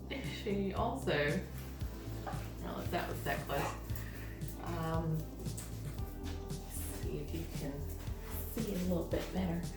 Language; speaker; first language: English; native; English